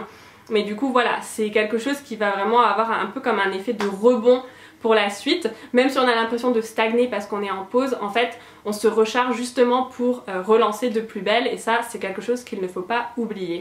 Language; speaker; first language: French; native; French